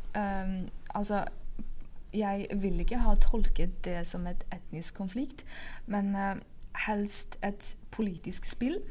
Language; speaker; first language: Norwegian; non-native, fluent; Uyghur